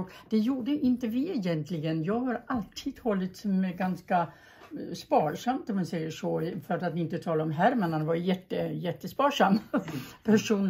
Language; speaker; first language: Swedish; early bilingual, other home language; German